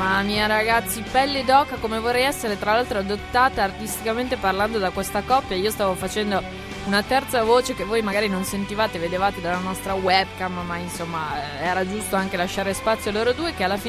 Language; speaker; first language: Italian; native; Italian